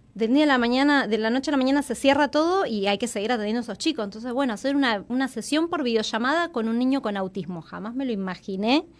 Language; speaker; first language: Spanish; native; Spanish